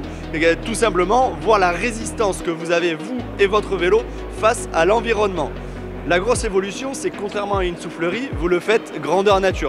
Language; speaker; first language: French; native; French